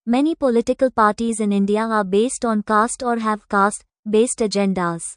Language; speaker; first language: English; non-native, local second language; Tamil